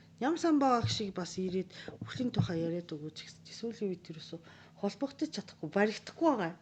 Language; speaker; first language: Mongolian; non-native, fluent; Japanese